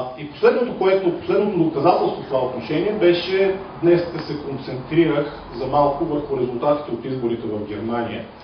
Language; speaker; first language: Bulgarian; native; Bulgarian